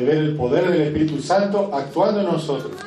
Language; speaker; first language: Spanish; native; Spanish